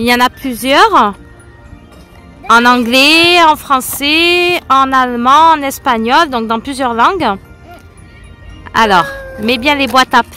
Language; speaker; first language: French; native; French